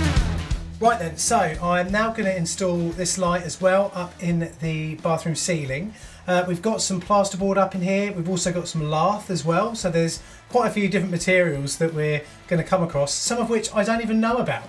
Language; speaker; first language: English; native; English